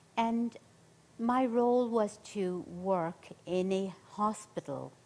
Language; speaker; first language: English; native; English